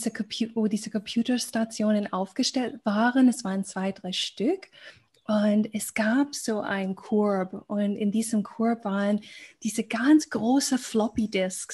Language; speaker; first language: German; non-native, fluent; English